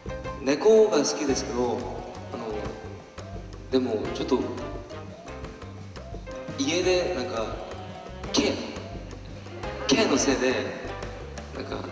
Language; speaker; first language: Japanese; non-native, fluent; Korean